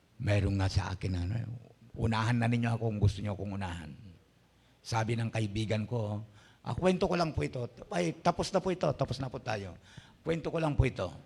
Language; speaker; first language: Filipino; non-native, local second language; Pampanga